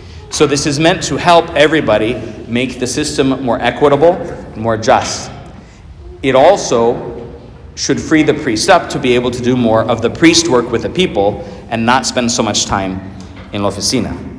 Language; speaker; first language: English; native; English